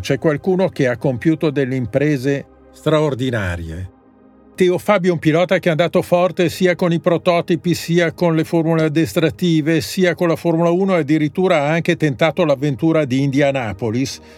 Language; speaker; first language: Italian; native; Italian